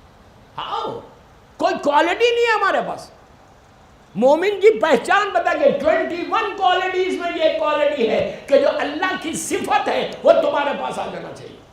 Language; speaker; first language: Urdu; native; Urdu